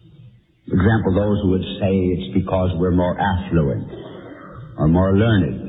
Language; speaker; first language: English; native; English